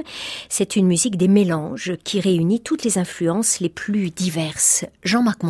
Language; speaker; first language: French; native; French